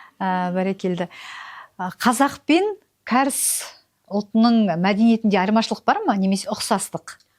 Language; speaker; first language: Kazakh; native; Kazakh